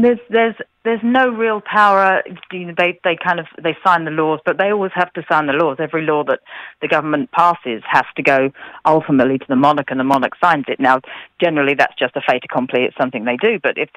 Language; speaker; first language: English; native; English